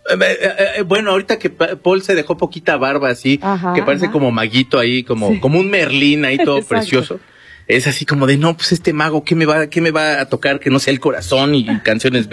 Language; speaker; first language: Spanish; native; Spanish